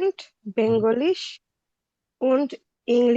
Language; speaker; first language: German; non-native, learner; Bangla